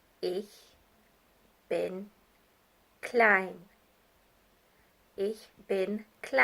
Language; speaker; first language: German; non-native, fluent; English